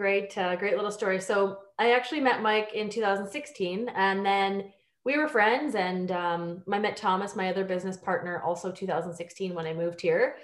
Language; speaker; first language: English; native; English